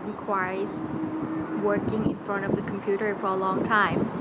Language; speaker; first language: English; non-native, fluent; Thai